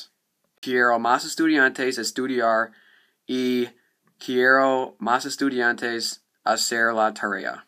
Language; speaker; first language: Spanish; non-native, learner; English